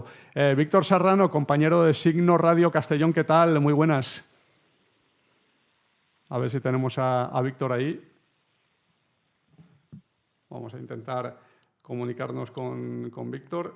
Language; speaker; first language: Spanish; native; Spanish